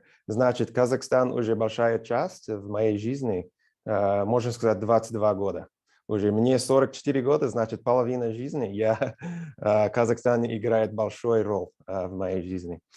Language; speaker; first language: Russian; non-native, fluent; English